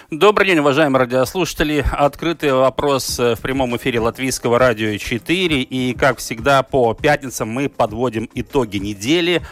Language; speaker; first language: Russian; native; Russian